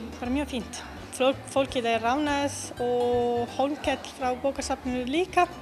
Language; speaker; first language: Icelandic; non-native, learner; Italian